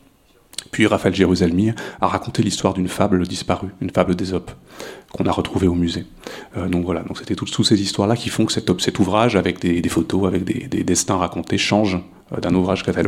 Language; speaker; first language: French; native; French